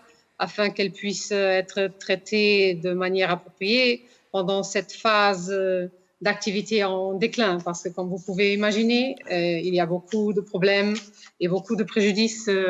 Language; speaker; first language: French; non-native, fluent; Portuguese